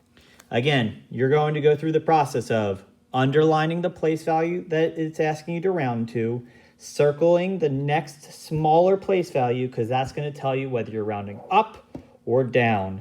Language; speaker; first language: English; native; English